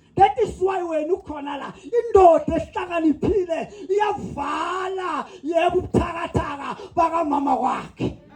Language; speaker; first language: Zulu; non-native, local second language; South Ndebele